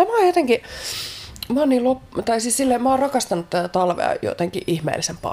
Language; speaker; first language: Finnish; native; Finnish